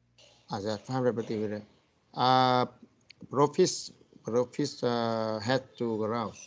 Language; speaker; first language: English; non-native, learner; Vietnamese